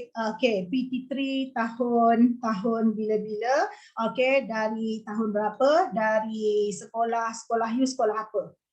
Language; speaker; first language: Malay; native; Malay